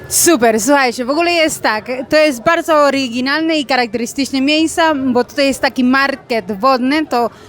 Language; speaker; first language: Polish; non-native, learner; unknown